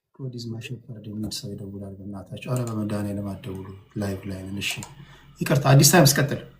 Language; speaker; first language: Amharic; native; Amharic